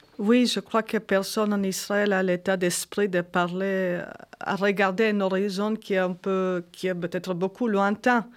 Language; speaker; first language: French; non-native, fluent; Hebrew